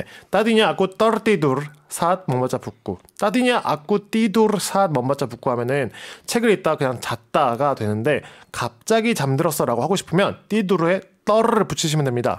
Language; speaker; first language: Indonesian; non-native, fluent; Korean